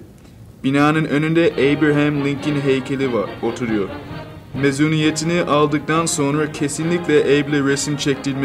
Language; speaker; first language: Turkish; early bilingual, heritage; Turkish